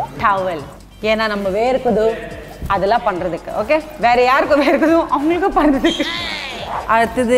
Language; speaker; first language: English; non-native, local second language; Assamese